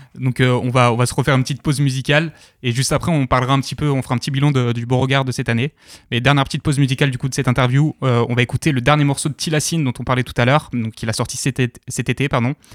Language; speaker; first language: French; native; French